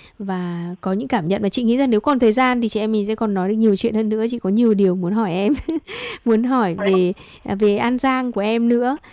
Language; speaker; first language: Vietnamese; native; Vietnamese